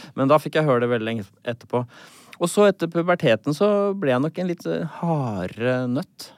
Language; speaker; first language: Norwegian; native; Norwegian